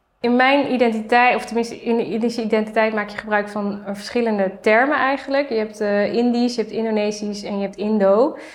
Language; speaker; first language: Dutch; native; Dutch